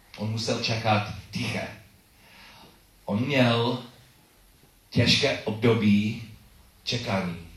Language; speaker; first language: Czech; non-native, learner; English